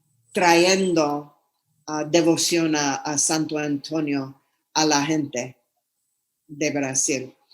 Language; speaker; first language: Spanish; non-native, fluent; English